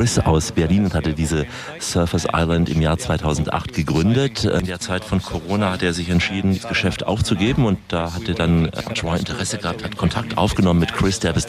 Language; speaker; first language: German; native; German